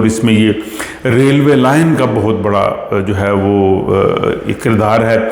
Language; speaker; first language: Urdu; non-native, local second language; Punjabi